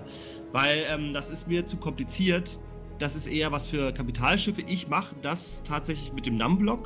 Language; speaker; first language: German; native; German